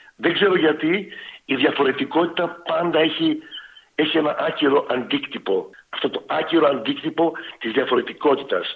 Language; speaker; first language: Greek; early bilingual, heritage; Greek